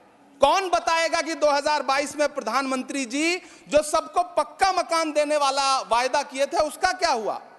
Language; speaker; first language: Hindi; native; Hindi